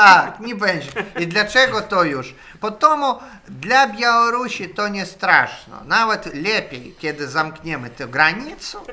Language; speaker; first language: Polish; non-native, fluent; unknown